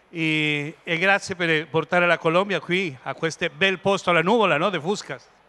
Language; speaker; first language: Italian; non-native, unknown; Spanish